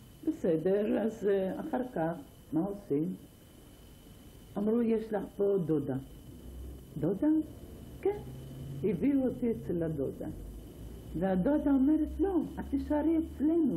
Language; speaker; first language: Hebrew; non-native, fluent; Ladino